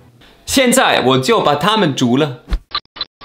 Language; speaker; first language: Chinese; non-native, fluent; German